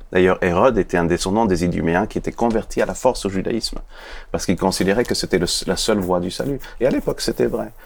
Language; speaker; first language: French; non-native, fluent; Hebrew